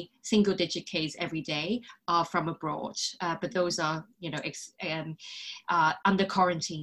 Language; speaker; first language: English; non-native, local second language; Cantonese